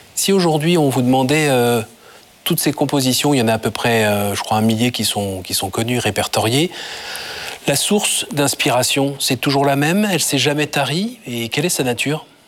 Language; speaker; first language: French; native; French